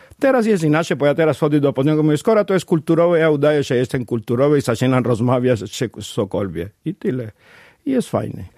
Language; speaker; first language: Polish; non-native, fluent; Spanish